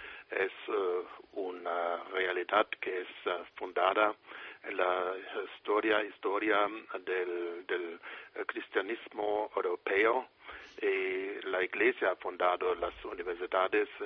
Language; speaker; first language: Spanish; non-native, fluent; German